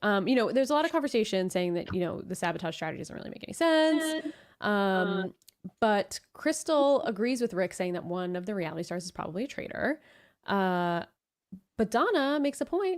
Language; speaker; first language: English; native; English